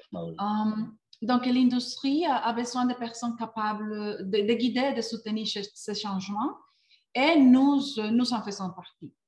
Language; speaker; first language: French; non-native, fluent; Spanish